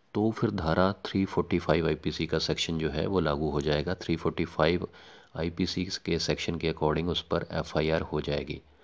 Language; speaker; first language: Hindi; non-native, local second language; Punjabi